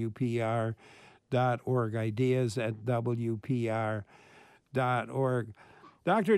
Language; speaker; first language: English; native; English